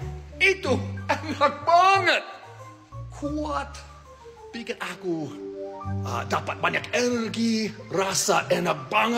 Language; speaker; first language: Indonesian; non-native, learner; English